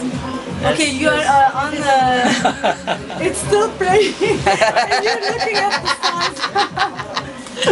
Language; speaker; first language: English; non-native, learner; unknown